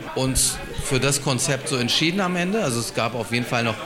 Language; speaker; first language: German; native; German